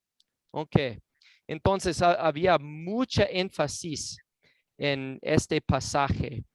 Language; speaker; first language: Spanish; non-native, fluent; English